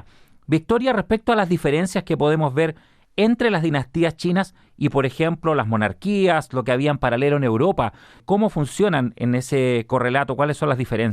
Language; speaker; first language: Spanish; native; Spanish